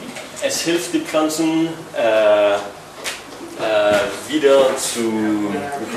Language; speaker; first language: German; non-native, learner; French